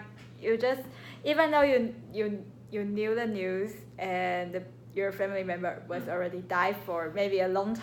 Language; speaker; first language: English; non-native, learner; Chinese